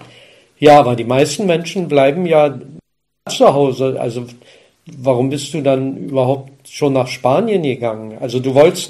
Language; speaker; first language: German; native; German